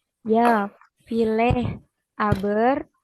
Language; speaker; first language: German; non-native, learner; Indonesian